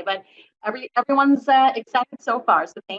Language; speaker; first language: English; native; English